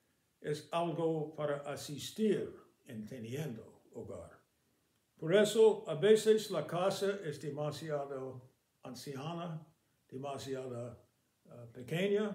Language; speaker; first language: Spanish; non-native, fluent; English